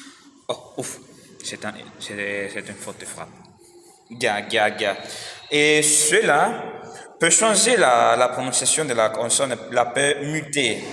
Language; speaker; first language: French; non-native, learner; Spanish